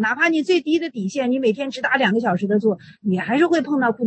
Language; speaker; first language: Chinese; native; Chinese